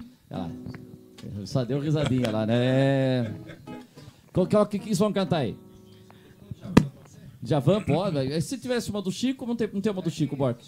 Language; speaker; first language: Portuguese; native; Portuguese